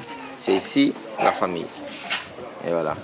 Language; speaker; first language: French; non-native, local second language; Mandingo